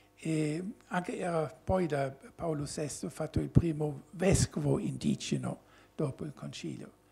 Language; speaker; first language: Italian; non-native, fluent; German